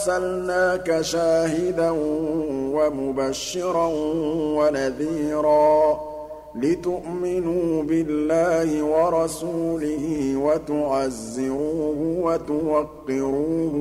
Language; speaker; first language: Arabic; native; Arabic